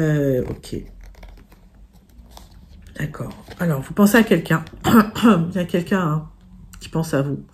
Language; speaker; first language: French; native; French